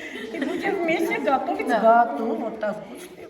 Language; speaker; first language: Russian; non-native, local second language; Armenian